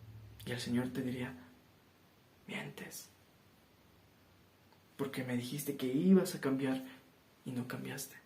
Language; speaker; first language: Spanish; native; Spanish